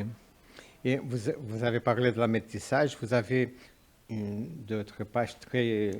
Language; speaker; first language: French; non-native, fluent; Portuguese